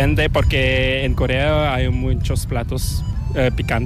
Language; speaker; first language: Spanish; non-native, fluent; Korean